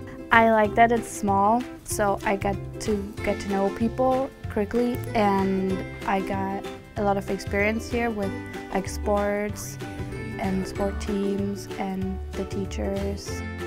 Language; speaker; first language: English; non-native, fluent; German